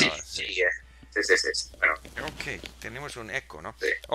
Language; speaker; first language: Spanish; non-native, fluent; English